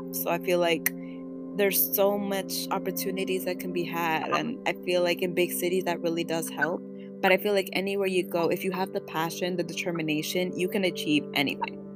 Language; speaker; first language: English; early bilingual, other home language; Spanish